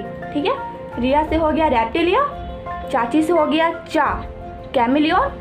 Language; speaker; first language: Hindi; native; Hindi